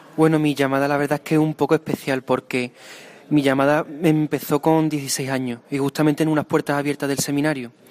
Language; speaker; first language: Spanish; native; Spanish